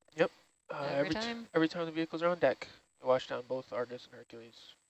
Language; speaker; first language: English; native; English